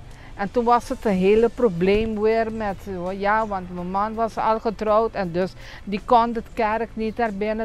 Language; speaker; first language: Dutch; non-native, local second language; Papiamento